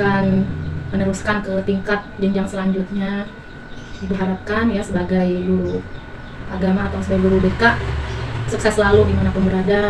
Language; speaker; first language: Indonesian; native; Indonesian